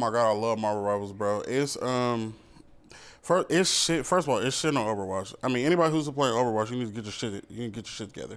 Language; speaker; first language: English; native; English